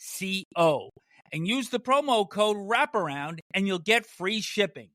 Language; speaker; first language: English; native; English